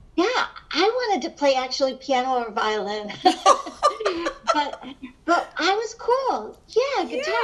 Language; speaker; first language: English; early bilingual, other home language; Hungarian